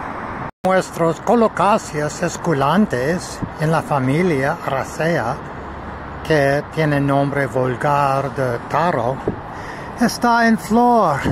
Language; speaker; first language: Spanish; non-native, learner; English